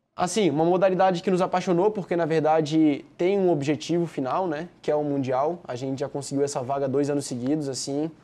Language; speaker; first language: Portuguese; native; Portuguese